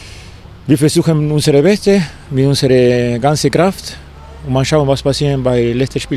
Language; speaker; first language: German; non-native, learner; Spanish